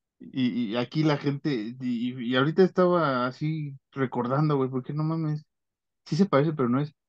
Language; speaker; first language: Spanish; native; Spanish